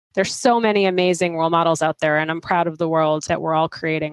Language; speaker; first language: English; native; English